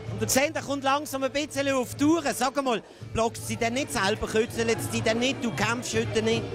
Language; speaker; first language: German; native; German